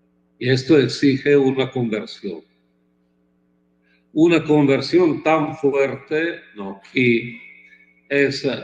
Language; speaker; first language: Spanish; non-native, fluent; Italian